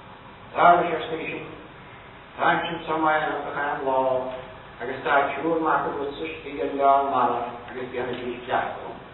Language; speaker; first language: Irish; native; Irish